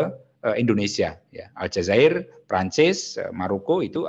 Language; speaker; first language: Indonesian; native; Indonesian